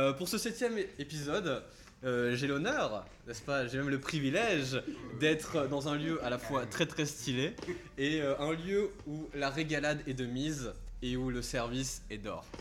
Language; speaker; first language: French; native; French